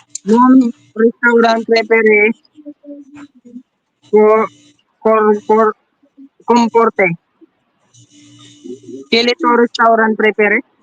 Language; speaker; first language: French; non-native, learner; Filipino